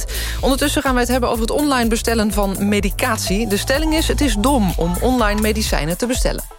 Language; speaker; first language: Dutch; native; Dutch